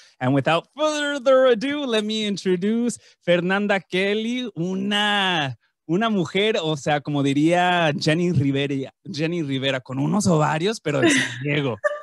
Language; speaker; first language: Spanish; native; Spanish